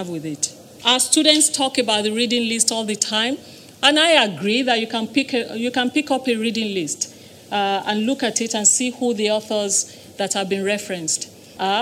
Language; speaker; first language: English; non-native, local second language; Yoruba